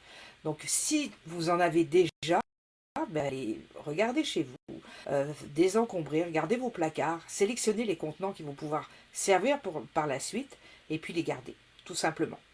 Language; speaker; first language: French; native; French